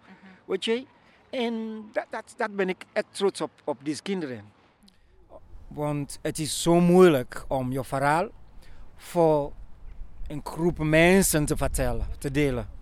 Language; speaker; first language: Dutch; non-native, learner; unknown